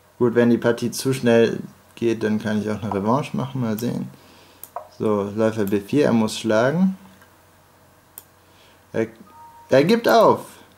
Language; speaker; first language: German; native; German